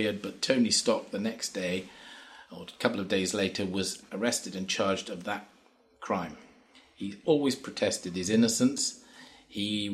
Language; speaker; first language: English; native; English